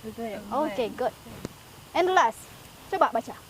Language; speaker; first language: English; non-native, fluent; Indonesian